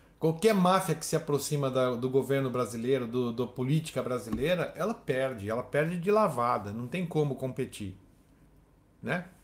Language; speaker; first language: Portuguese; native; Portuguese